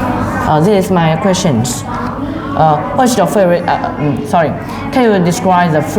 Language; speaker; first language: English; non-native, learner; Vietnamese